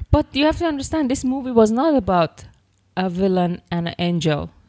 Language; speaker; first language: English; non-native, fluent; Persian